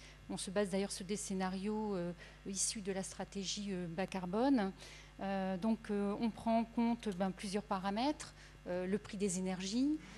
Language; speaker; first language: French; native; French